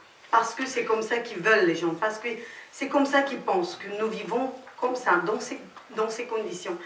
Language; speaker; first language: French; non-native, fluent; Romany